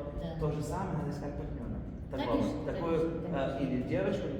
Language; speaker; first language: Russian; early bilingual, heritage; Russian